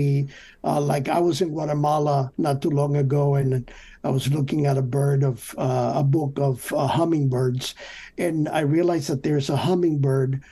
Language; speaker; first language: English; early bilingual, other home language; Spanish